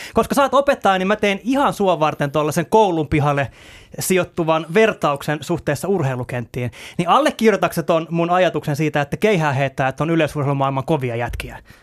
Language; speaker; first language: Finnish; native; Finnish